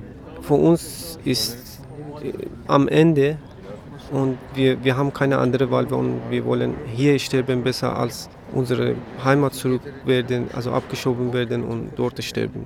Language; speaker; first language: German; non-native, learner; Persian